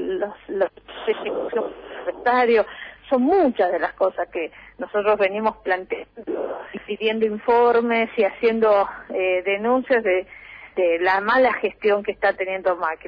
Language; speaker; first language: Spanish; native; Spanish